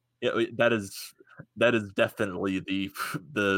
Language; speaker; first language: English; native; English